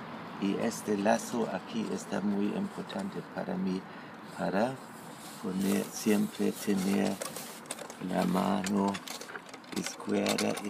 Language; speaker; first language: Spanish; non-native, fluent; German